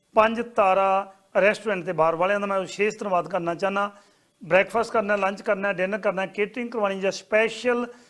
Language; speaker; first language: Punjabi; native; Punjabi